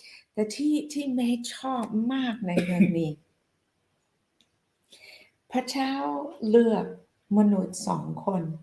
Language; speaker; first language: Thai; non-native, fluent; English